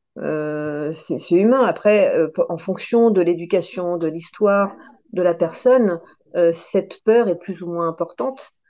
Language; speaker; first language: French; native; French